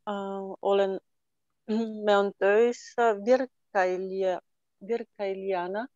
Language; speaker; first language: Finnish; non-native, learner; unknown